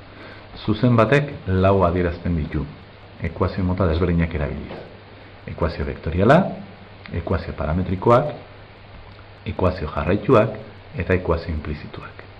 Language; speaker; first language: Basque; native; Basque